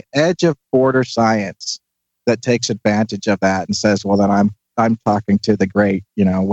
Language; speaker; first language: English; native; English